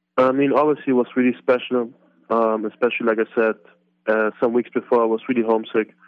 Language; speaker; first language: English; non-native, fluent; German